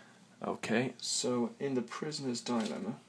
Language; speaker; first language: English; native; English